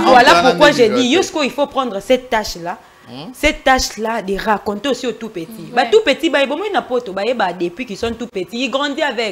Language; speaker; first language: French; non-native, local second language; Lingala